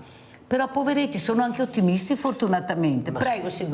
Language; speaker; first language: Italian; native; Italian